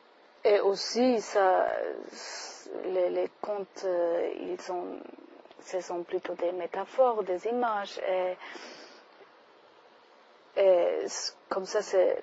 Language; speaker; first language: French; non-native, fluent; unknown